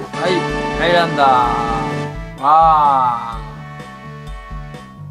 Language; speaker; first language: Japanese; native; Japanese